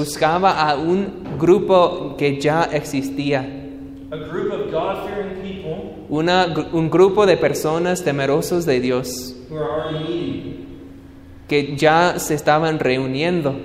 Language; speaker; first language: Spanish; non-native, learner; English